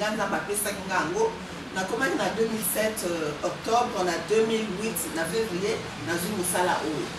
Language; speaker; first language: French; non-native, local second language; Lingala